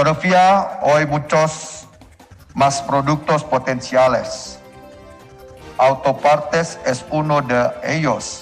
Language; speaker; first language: Spanish; non-native, learner; Indonesian